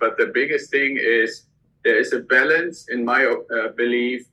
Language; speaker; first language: English; non-native, fluent; German